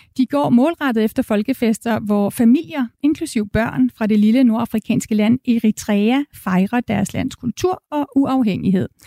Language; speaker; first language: Danish; native; Danish